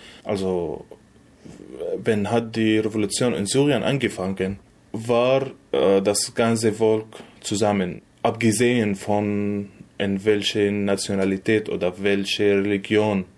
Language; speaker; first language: German; non-native, fluent; Arabic